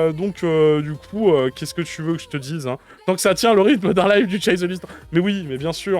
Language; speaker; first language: French; native; French